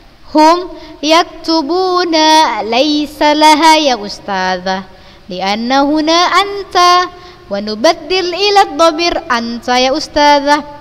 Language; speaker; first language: Arabic; non-native, fluent; Indonesian